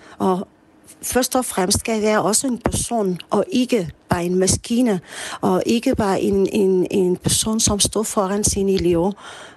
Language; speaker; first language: Danish; non-native, fluent; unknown